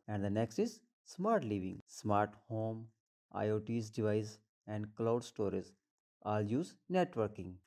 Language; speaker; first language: English; non-native, local second language; Hindi